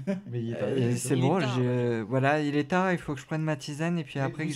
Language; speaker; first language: French; native; French